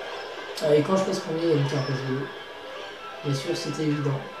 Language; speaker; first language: French; native; French